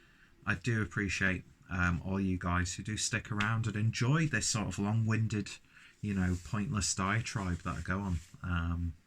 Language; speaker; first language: English; native; English